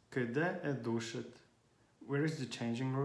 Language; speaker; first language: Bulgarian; non-native, learner; Finnish